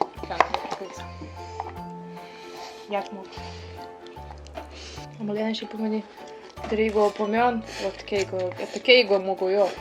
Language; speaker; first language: Korean; non-native, learner; Ukrainian